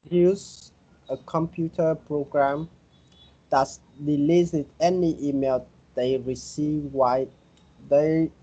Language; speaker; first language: English; non-native, learner; Vietnamese